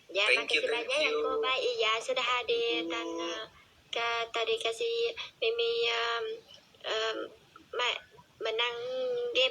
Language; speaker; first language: Indonesian; non-native, learner; Vietnamese